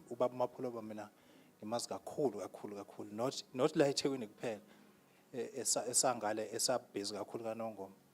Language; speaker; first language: Zulu; native; Zulu